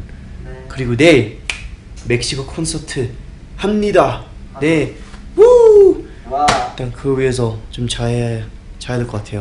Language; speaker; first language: Korean; early bilingual, heritage; Korean